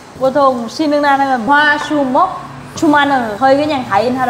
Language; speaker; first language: Korean; non-native, learner; Vietnamese